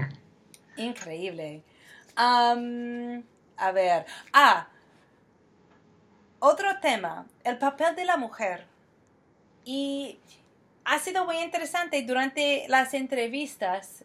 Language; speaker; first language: Spanish; non-native, fluent; English